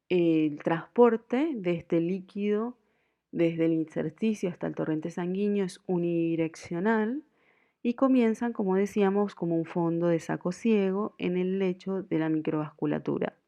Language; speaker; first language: Spanish; native; Spanish